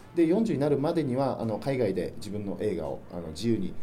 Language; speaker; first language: Japanese; native; Japanese